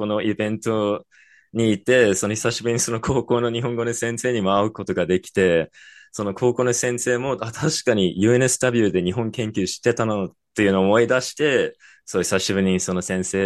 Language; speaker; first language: Japanese; non-native, fluent; English